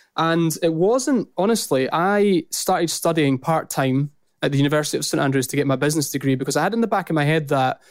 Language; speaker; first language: English; native; English